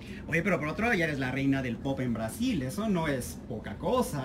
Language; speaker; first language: Spanish; native; Spanish